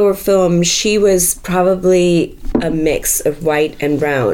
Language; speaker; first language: English; non-native, local second language; Urdu